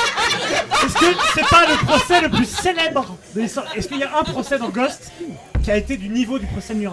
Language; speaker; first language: French; native; French